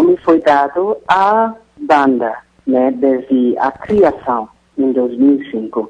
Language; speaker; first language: Portuguese; non-native, fluent; Yoruba